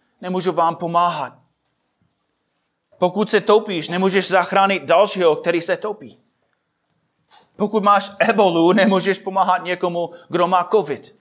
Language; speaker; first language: Czech; non-native, fluent; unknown